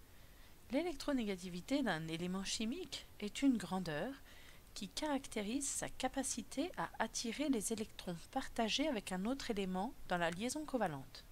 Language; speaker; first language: French; native; French